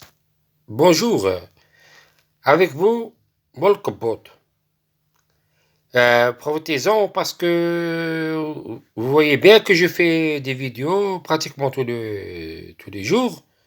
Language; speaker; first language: French; non-native, local second language; Arabic